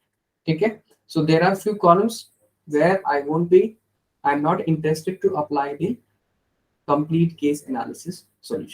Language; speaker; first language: English; non-native, local second language; Hindi